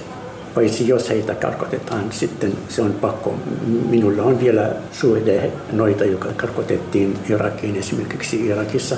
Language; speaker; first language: Finnish; non-native, learner; Arabic